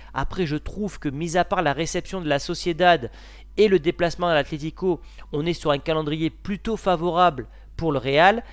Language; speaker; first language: French; native; French